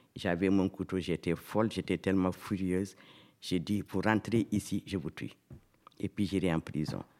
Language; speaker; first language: French; non-native, local second language; Fula